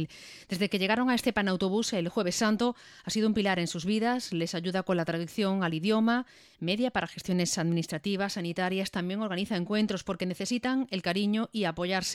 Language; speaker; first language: Spanish; native; Spanish